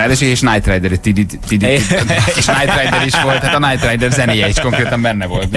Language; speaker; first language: Hungarian; native; Hungarian